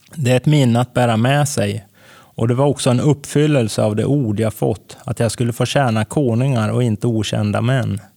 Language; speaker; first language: Swedish; native; Swedish